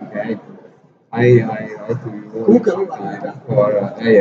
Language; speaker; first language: English; non-native, learner; Italian